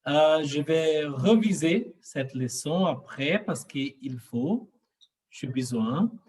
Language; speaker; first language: French; non-native, learner; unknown